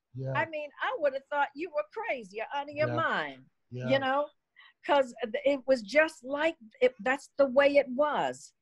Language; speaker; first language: English; native; English